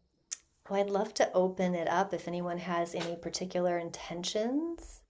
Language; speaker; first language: English; native; English